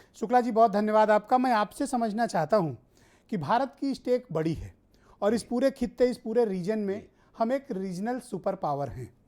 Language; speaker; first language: Hindi; native; Hindi